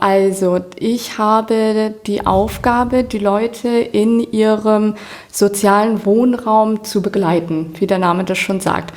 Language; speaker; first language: German; native; German